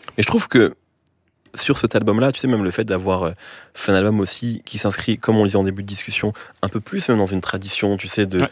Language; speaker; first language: French; native; French